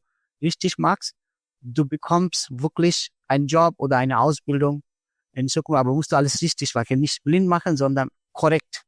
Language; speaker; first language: German; non-native, fluent; Bangla